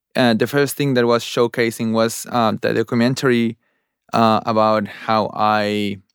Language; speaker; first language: English; non-native, fluent; Spanish